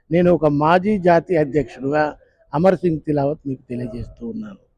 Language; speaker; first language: Telugu; non-native, local second language; Lambadi